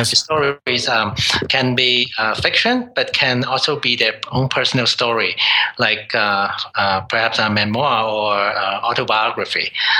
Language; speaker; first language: English; non-native, local second language; Cantonese